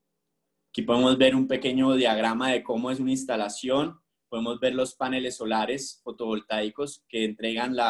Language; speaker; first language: Spanish; native; Spanish